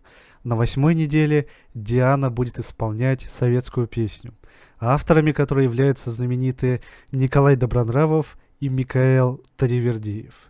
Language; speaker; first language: Russian; native; Russian